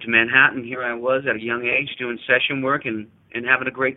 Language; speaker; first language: English; native; English